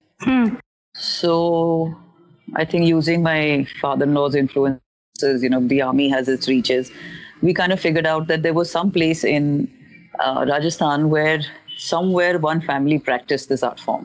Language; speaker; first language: English; non-native, local second language; Hindi